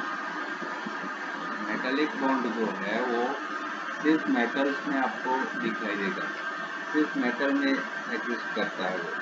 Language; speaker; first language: Hindi; non-native, local second language; Gujarati